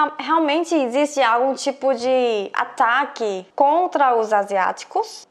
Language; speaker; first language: Portuguese; non-native, fluent; Korean